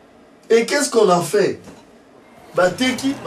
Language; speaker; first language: French; non-native, local second language; Lingala